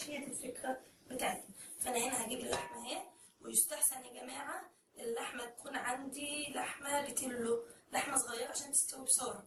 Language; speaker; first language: Arabic; native; Arabic